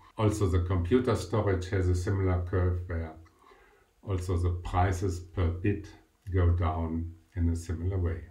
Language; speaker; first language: English; non-native, fluent; German